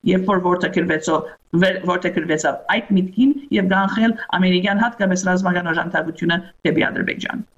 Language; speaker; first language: Armenian; early bilingual, heritage; Armenian